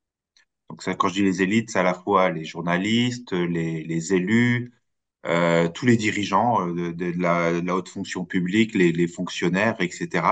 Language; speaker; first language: French; native; French